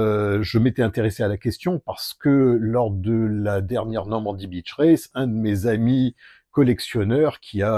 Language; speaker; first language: French; native; French